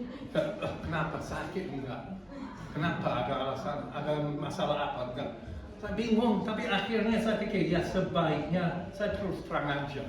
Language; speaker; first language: Indonesian; non-native, fluent; English